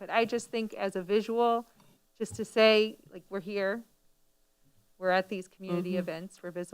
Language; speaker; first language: English; native; English